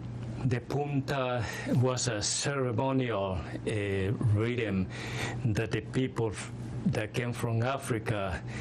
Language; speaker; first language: English; non-native, fluent; Spanish